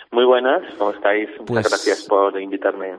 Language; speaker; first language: Spanish; native; Spanish